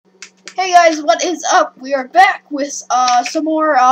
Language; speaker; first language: English; native; English